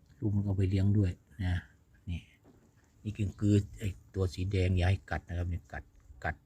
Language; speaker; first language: Thai; native; Thai